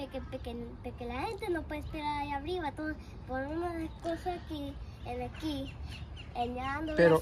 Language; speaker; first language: Spanish; early bilingual, heritage; Spanish